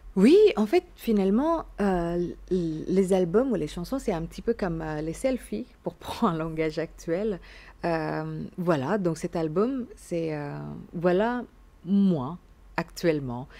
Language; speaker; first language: French; non-native, fluent; Indonesian